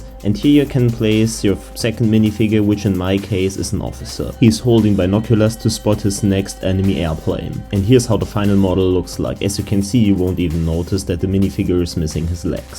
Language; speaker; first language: English; non-native, fluent; German